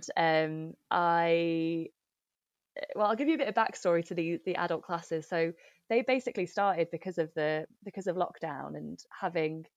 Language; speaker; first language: English; native; English